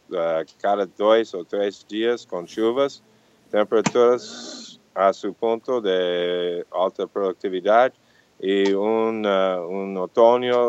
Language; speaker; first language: Portuguese; non-native, fluent; English